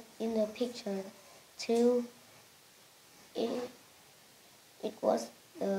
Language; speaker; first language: English; non-native, learner; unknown